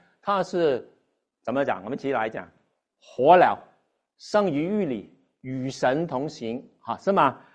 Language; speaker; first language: Chinese; non-native, local second language; Cantonese